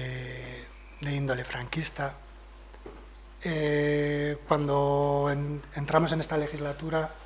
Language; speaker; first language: Spanish; non-native, local second language; Basque